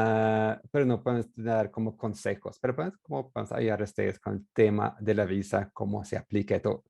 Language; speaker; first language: Spanish; non-native, fluent; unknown